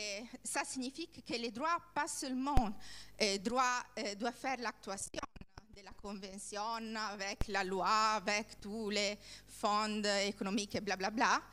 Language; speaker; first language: French; non-native, learner; Italian